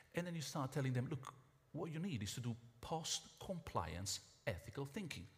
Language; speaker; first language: English; non-native, fluent; Italian